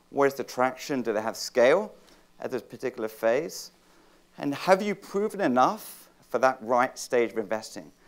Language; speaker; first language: English; native; English